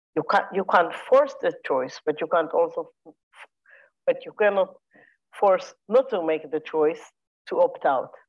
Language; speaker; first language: English; non-native, fluent; Hebrew